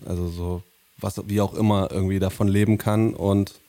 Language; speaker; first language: German; native; German